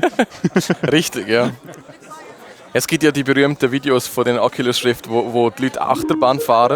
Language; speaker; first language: German; native; German